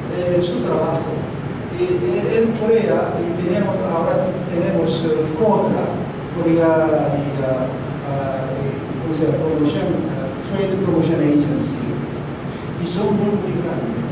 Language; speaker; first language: Spanish; non-native, learner; Korean